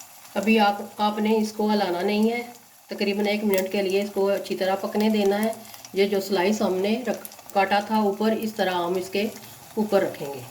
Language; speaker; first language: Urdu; non-native, local second language; Punjabi